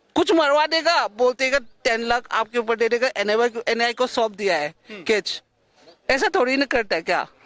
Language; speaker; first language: Hindi; non-native, local second language; Manipuri